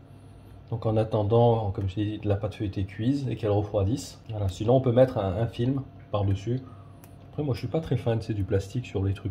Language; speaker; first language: French; native; French